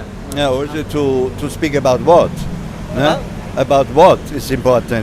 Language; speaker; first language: English; non-native, learner; German